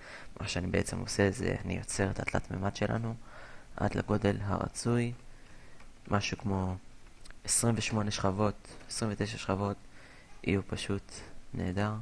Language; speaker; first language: Hebrew; native; Hebrew